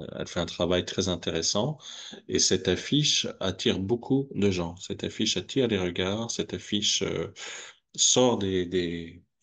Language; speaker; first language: French; native; French